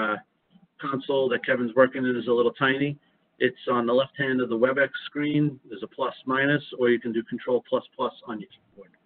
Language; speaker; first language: English; native; English